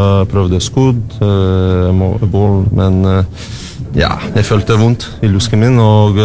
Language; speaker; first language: Norwegian; non-native, learner; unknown